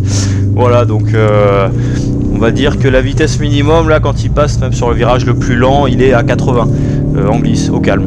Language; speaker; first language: French; native; French